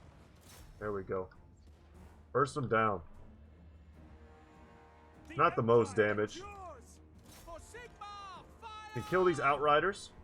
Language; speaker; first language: English; native; English